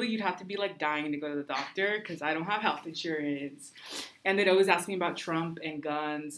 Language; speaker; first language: English; early bilingual, other home language; Spanish